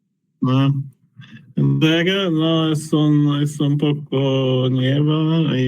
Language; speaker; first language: Spanish; non-native, learner; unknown